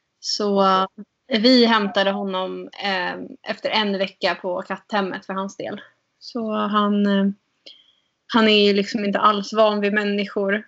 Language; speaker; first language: Swedish; native; Swedish